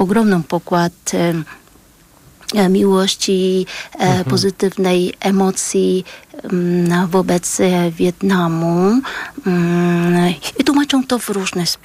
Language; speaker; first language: Polish; early bilingual, other home language; Vietnamese